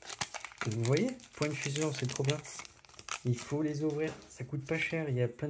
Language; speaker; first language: French; native; French